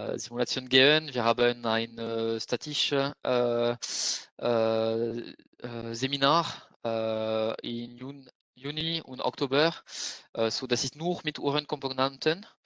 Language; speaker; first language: German; non-native, fluent; French